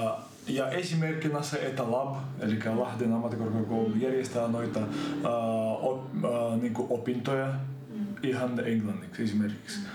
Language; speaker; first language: Finnish; non-native, fluent; Ukrainian